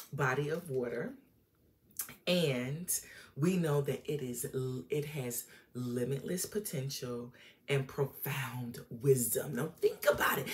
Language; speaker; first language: English; native; English